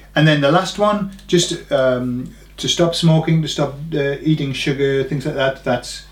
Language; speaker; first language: English; native; English